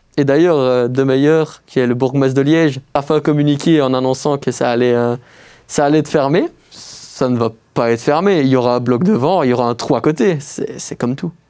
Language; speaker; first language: French; native; French